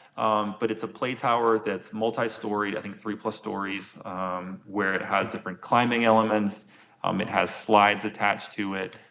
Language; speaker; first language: English; native; English